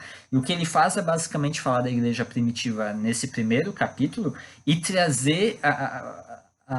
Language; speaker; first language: Portuguese; native; Portuguese